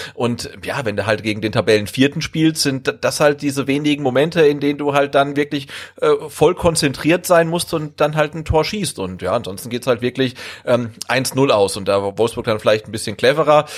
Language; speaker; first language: German; native; German